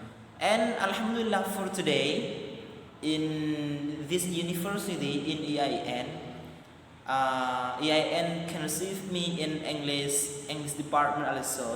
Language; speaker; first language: English; non-native, learner; Madurese